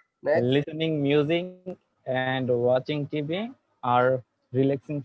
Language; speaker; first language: English; non-native, learner; Bangla